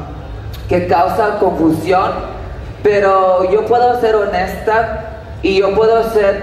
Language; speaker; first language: Spanish; early bilingual, heritage; Spanish